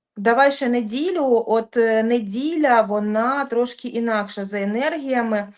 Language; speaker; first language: Ukrainian; non-native, local second language; Russian